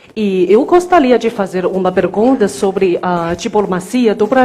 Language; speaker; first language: Portuguese; non-native, fluent; Chinese